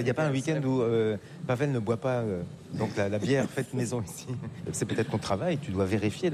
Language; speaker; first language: French; native; French